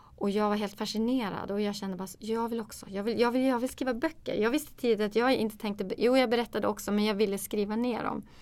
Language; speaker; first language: Swedish; native; Swedish